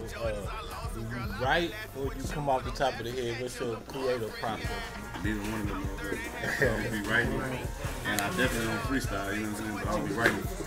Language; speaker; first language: English; native; English